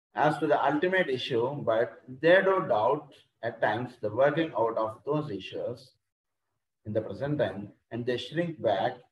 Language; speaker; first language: English; non-native, local second language; Telugu